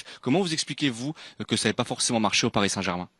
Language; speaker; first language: French; native; French